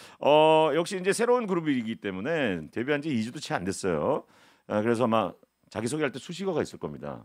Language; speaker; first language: Korean; native; Korean